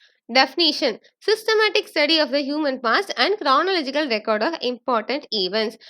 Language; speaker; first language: English; non-native, local second language; Tamil